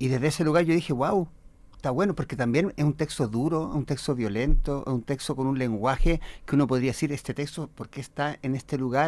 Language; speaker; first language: Spanish; native; Spanish